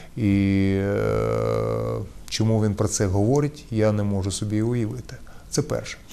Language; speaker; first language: Ukrainian; non-native, local second language; Russian